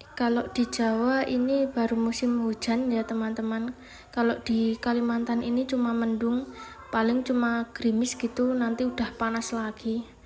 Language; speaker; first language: Indonesian; non-native, local second language; Javanese